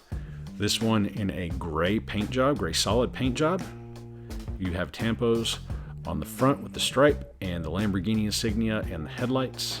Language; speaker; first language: English; native; English